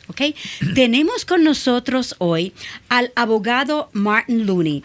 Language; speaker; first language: Spanish; early bilingual, other home language; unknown